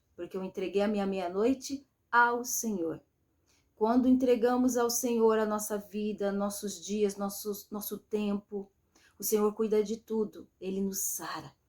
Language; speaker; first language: Portuguese; native; Portuguese